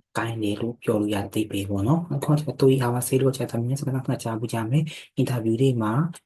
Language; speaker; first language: Burmese; native; Burmese